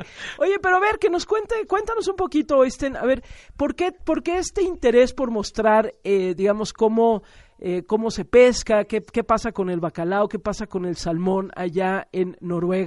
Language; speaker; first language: Spanish; native; Spanish